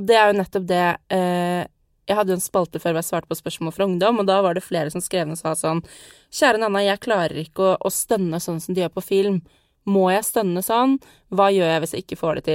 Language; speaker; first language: Norwegian; native; Norwegian